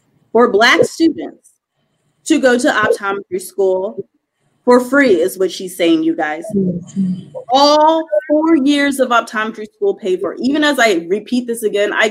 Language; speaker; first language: English; native; English